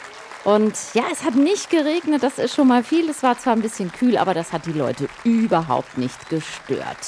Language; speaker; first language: German; native; German